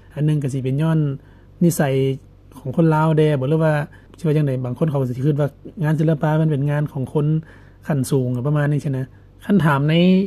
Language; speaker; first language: Lao; native; Lao